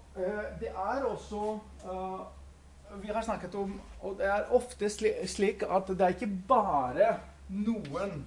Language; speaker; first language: Norwegian; non-native, fluent; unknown